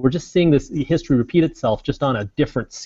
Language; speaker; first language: English; native; English